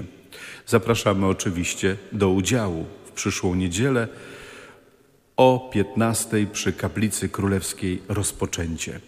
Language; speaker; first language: Polish; native; Polish